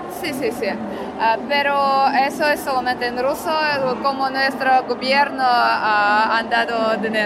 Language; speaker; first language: Spanish; non-native, learner; Russian